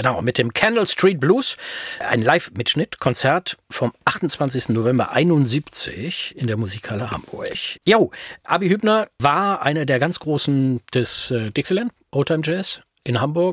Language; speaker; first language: German; native; German